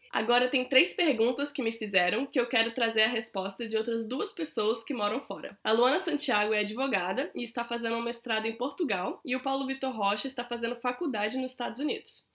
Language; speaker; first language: Portuguese; native; Portuguese